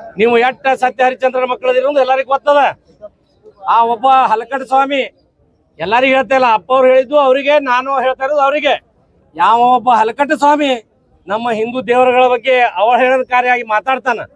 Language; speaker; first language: Kannada; native; Kannada